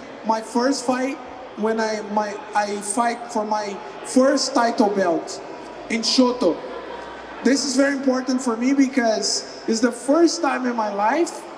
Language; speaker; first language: English; non-native, learner; Portuguese